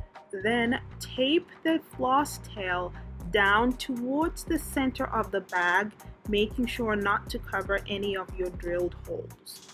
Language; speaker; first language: English; native; English